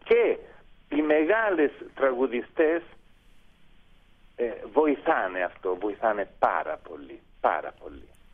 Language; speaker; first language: Greek; non-native, fluent; Italian